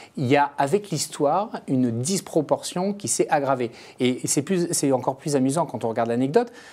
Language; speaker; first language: French; native; French